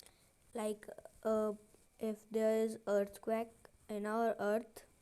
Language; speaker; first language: English; non-native, learner; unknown